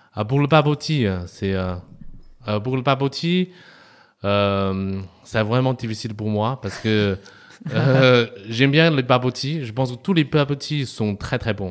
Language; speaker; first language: French; non-native, fluent; Chinese